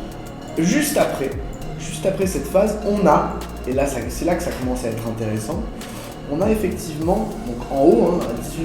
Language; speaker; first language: French; native; French